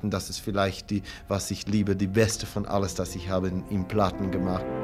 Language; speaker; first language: German; non-native, fluent; English